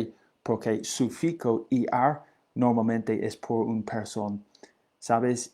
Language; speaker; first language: Spanish; non-native, learner; English